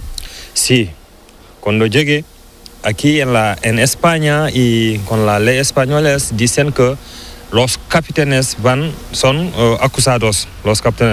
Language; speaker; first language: Spanish; non-native, learner; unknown